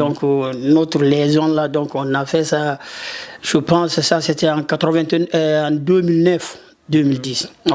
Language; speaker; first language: French; non-native, local second language; Susu